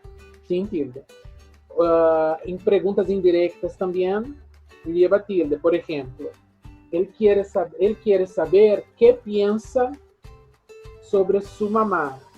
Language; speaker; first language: Spanish; non-native, fluent; Portuguese